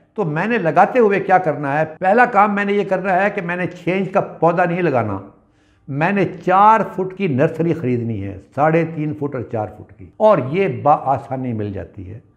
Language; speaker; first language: Urdu; non-native, local second language; Punjabi